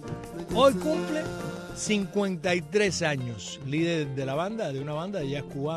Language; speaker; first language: Spanish; native; Spanish